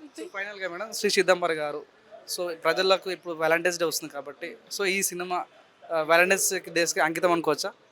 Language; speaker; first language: Telugu; native; Telugu